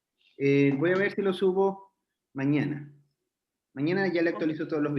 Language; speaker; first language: Spanish; native; Spanish